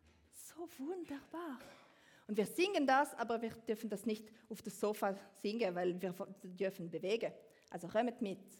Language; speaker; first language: German; non-native, learner; French